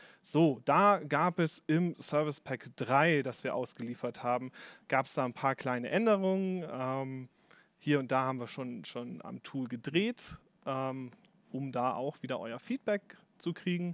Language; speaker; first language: German; native; German